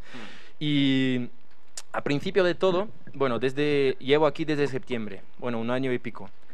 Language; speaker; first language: Spanish; non-native, fluent; Portuguese